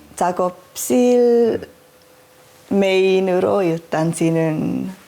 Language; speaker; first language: Korean; non-native, learner; Finnish